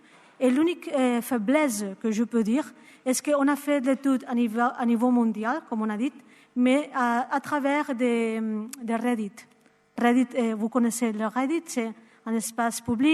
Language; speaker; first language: French; non-native, learner; Spanish